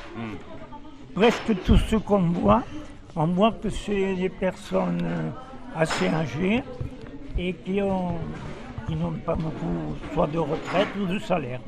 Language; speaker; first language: French; native; French